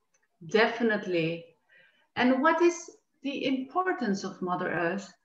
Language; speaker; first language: English; non-native, fluent; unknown